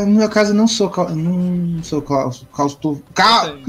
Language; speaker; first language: Portuguese; native; Portuguese